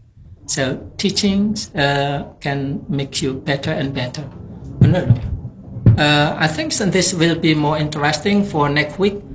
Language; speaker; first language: English; non-native, fluent; Indonesian